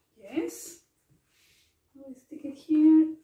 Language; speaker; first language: English; non-native, fluent; Spanish